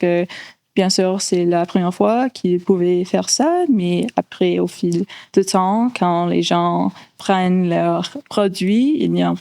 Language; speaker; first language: French; non-native, local second language; English